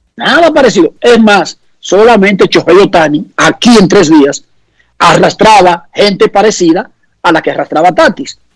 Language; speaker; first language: Spanish; native; Spanish